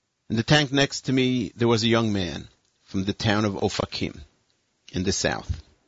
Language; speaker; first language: English; native; English